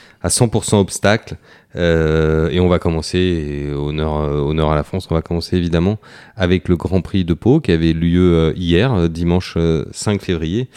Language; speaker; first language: French; native; French